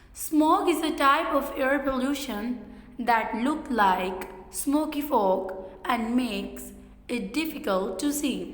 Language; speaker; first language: English; non-native, local second language; Urdu